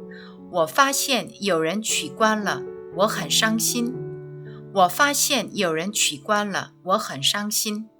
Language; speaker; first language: Chinese; non-native, fluent; Korean